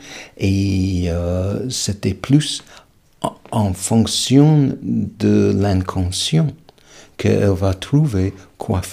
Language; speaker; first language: French; non-native, fluent; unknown